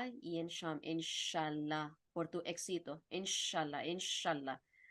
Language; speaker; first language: Spanish; non-native, fluent; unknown